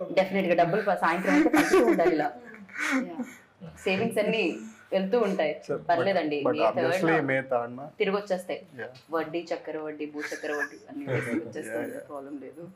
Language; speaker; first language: Telugu; native; Telugu